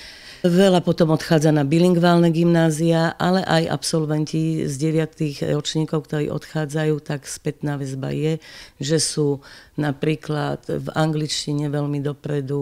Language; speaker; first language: Slovak; native; Slovak